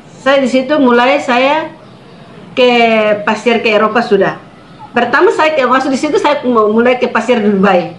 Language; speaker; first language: Indonesian; non-native, local second language; Tetum